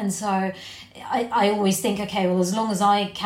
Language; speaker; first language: English; native; English